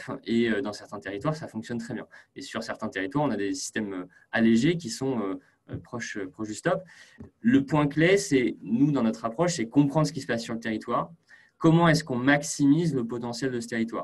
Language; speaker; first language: French; native; French